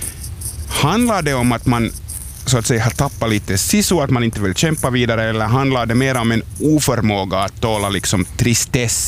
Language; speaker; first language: Swedish; native; Swedish